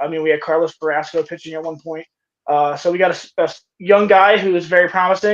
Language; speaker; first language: English; native; English